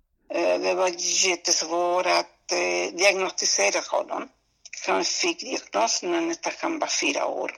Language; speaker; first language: Swedish; non-native, fluent; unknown